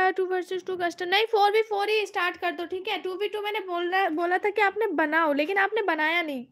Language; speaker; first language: Hindi; non-native, local second language; Bangla